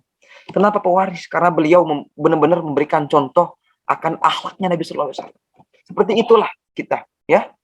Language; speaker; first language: Indonesian; native; Indonesian